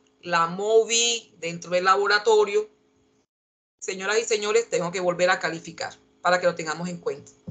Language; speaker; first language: Spanish; native; Spanish